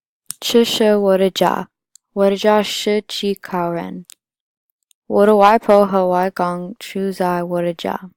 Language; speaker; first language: Chinese; non-native, learner; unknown